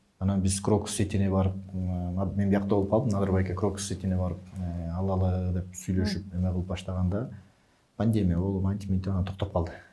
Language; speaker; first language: Kyrgyz; native; Kyrgyz